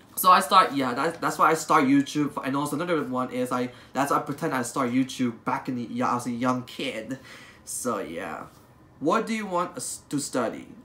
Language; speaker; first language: English; native; English